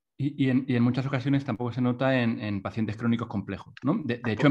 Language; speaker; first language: Spanish; native; Spanish